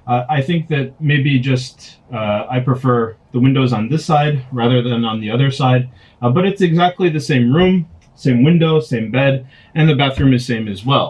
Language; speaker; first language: English; native; English